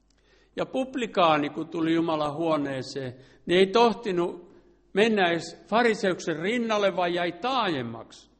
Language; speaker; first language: Finnish; native; Finnish